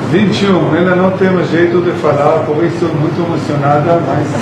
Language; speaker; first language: Portuguese; non-native, learner; Hebrew